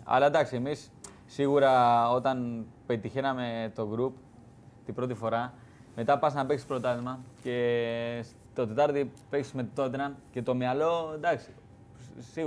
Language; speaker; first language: Greek; non-native, fluent; Spanish